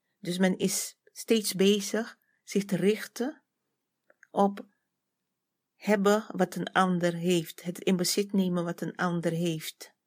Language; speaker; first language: Dutch; native; Dutch